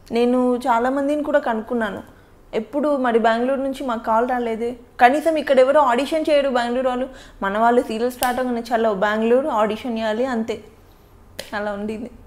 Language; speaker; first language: Telugu; native; Telugu